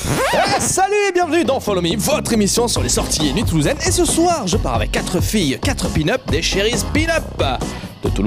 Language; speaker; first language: French; native; French